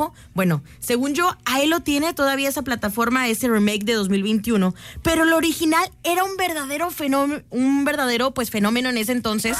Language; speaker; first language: Spanish; native; Spanish